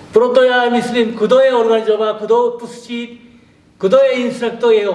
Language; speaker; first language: Czech; non-native, learner; Korean